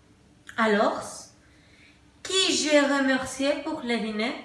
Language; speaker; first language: French; non-native, learner; Spanish